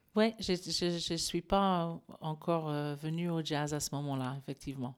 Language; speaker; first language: French; non-native, fluent; English